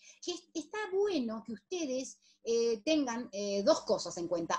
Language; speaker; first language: Spanish; native; Spanish